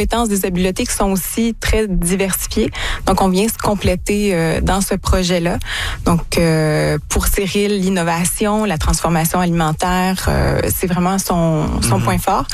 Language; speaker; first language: French; native; French